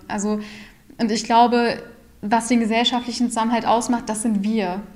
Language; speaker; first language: German; early bilingual, other home language; Urdu